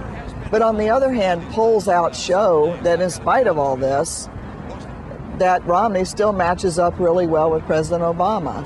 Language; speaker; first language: English; native; English